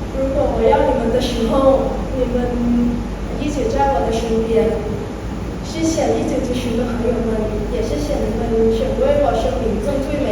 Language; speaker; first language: Chinese; non-native, learner; Thai